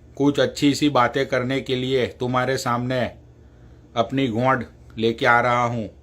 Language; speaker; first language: Hindi; native; Hindi